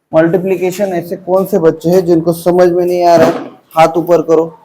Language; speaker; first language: Hindi; non-native, local second language; Marathi